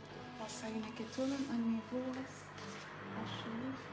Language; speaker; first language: Dutch; non-native, learner; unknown